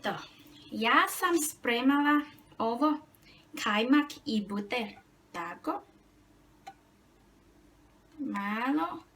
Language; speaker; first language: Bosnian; early bilingual, heritage; Bosnian